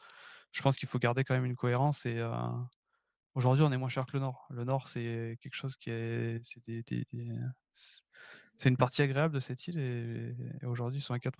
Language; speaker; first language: French; native; French